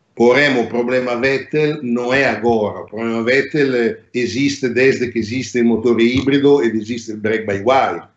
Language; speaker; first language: Portuguese; non-native, fluent; Italian